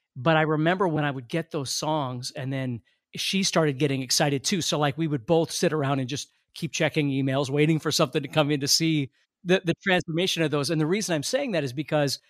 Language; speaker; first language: English; native; English